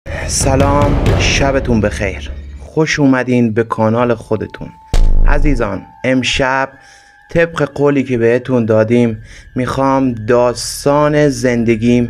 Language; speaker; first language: Persian; native; Persian